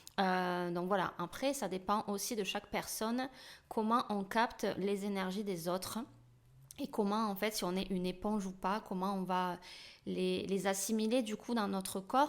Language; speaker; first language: French; native; French